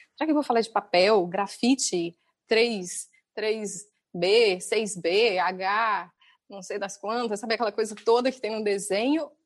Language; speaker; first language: Portuguese; native; Portuguese